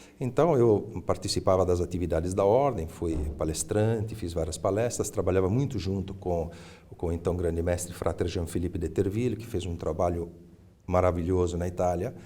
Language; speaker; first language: Portuguese; early bilingual, other home language; Italian